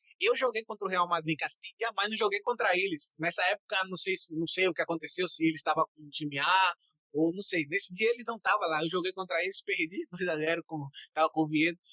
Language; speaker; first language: Portuguese; native; Portuguese